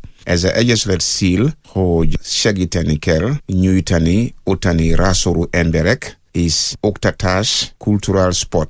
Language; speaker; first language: Hungarian; non-native, learner; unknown